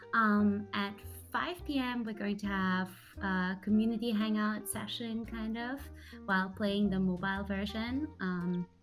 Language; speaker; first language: English; early bilingual, other home language; German